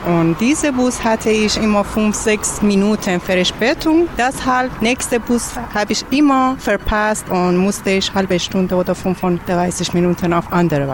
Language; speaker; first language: German; non-native, learner; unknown